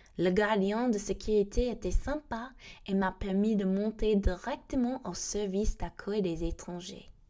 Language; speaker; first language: French; non-native, fluent; English